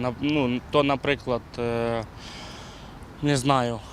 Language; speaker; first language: Ukrainian; non-native, local second language; Russian